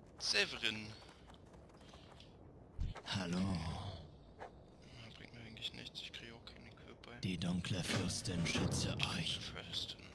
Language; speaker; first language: German; native; German